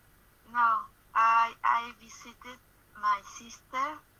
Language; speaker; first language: English; non-native, learner; Spanish